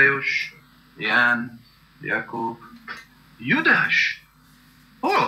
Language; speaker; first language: Polish; non-native, fluent; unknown